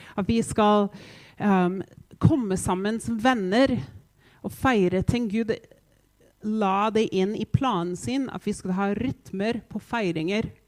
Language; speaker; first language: Norwegian; non-native, fluent; English